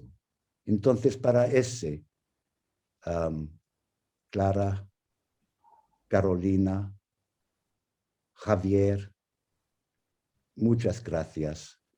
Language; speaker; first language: Spanish; non-native, fluent; English